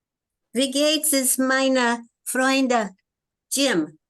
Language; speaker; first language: German; non-native, learner; English